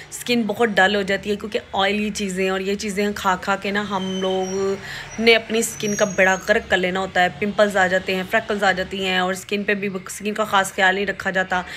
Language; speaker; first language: Urdu; native; Urdu